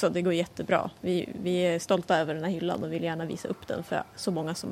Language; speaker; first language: Swedish; native; Swedish